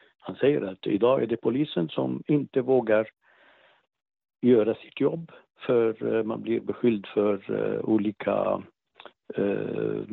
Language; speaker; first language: Swedish; non-native, fluent; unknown